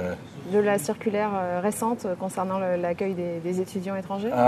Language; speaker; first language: French; native; French